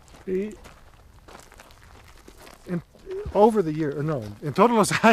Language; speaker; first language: Spanish; non-native, learner; English